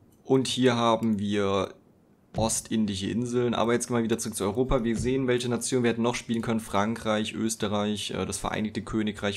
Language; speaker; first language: German; native; German